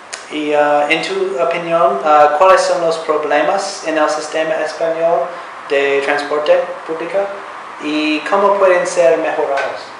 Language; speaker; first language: Spanish; non-native, learner; English